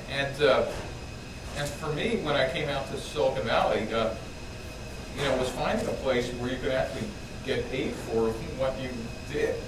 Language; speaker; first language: English; native; English